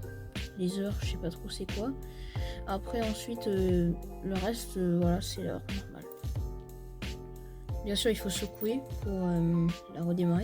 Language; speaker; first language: French; native; French